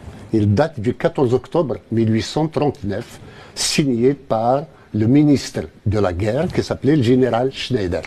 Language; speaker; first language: French; non-native, local second language; Kabyle